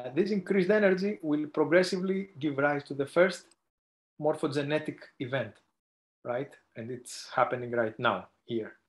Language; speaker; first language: English; non-native, fluent; Greek